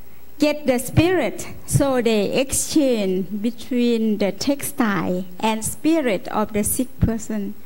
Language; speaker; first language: English; non-native, learner; Lao